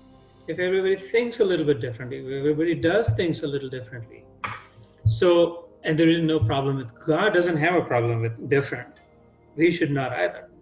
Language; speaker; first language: English; non-native, local second language; Hindi